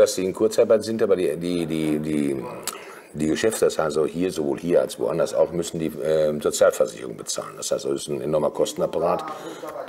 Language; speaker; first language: German; native; German